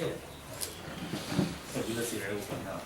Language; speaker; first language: English; native; English